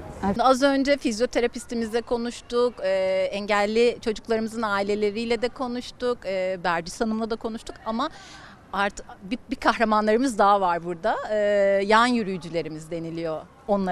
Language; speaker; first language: Turkish; native; Turkish